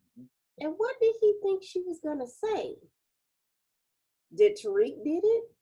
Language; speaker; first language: English; native; English